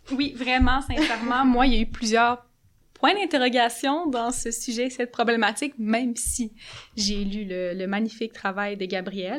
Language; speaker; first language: French; native; French